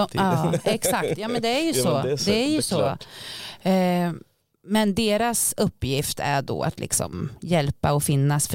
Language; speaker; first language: Swedish; native; Swedish